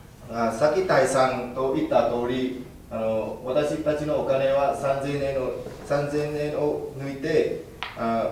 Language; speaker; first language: Japanese; non-native, fluent; Vietnamese